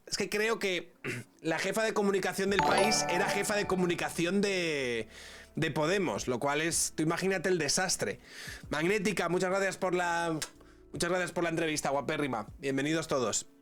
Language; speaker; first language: Spanish; native; Spanish